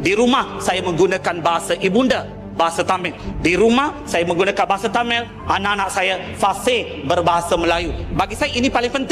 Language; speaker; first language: Malay; native; Malay